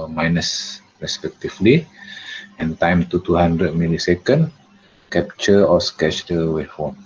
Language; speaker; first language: English; non-native, local second language; Malay